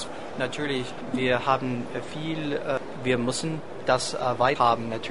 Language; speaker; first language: German; non-native, fluent; English